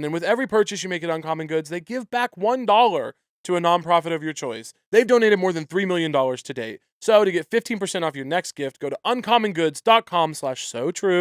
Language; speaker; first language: English; native; English